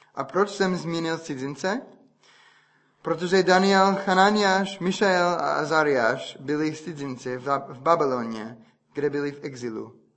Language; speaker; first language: Czech; non-native, fluent; English